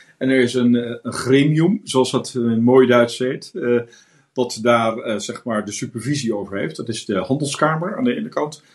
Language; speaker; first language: Dutch; native; Dutch